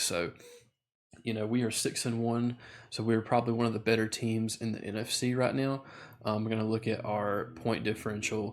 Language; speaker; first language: English; native; English